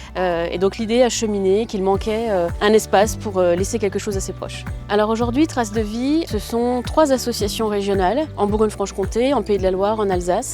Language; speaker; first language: French; native; French